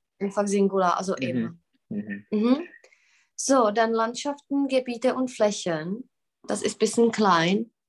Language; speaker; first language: German; non-native, fluent; Czech